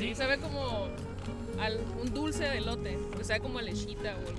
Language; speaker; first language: Spanish; native; Spanish